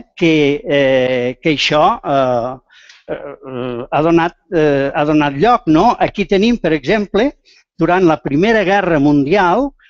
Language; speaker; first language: Catalan; native; Catalan